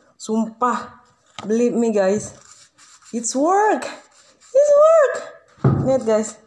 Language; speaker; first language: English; non-native, learner; Indonesian